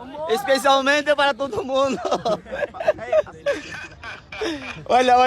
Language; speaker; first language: Portuguese; non-native, learner; Bangla